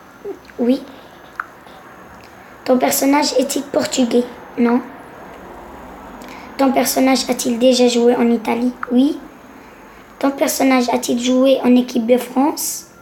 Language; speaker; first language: French; non-native, local second language; Arabic